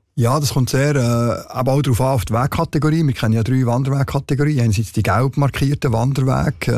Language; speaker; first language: German; native; German